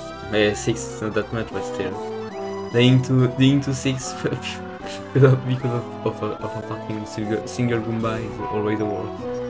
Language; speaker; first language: English; non-native, fluent; French